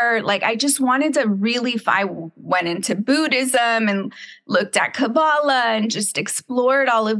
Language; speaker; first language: English; native; English